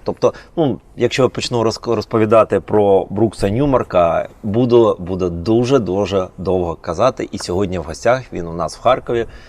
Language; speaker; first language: Ukrainian; native; Ukrainian